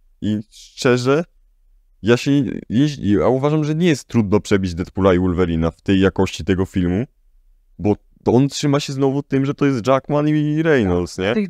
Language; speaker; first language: Polish; native; Polish